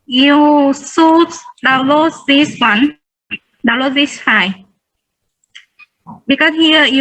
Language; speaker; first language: English; non-native, learner; Vietnamese